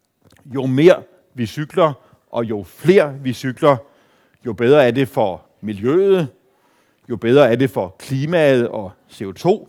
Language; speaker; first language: Danish; native; Danish